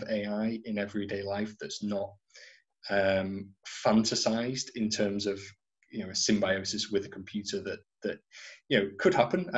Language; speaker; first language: English; native; English